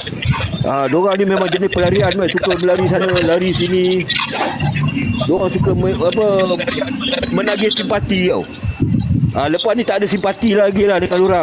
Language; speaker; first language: Malay; native; Malay